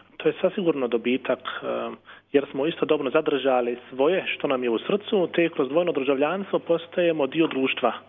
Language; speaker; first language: Croatian; early bilingual, heritage; Croatian